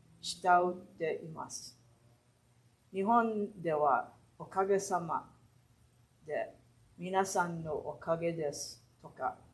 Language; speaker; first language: Japanese; early bilingual, heritage; Japanese